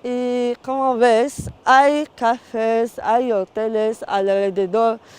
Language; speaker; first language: Spanish; non-native, fluent; Arabic